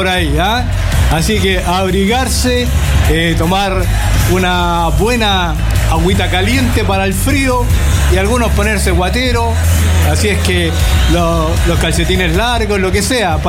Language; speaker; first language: Spanish; native; Spanish